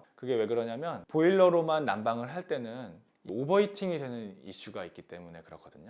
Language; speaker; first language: Korean; native; Korean